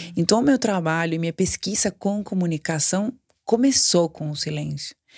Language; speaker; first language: Portuguese; non-native, fluent; Spanish